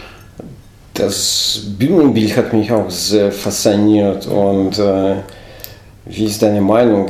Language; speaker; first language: German; non-native, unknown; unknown